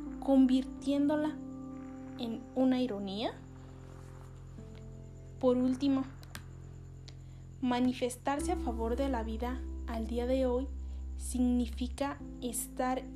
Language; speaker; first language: Spanish; native; Spanish